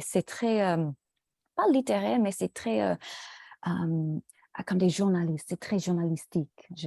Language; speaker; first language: French; non-native, fluent; English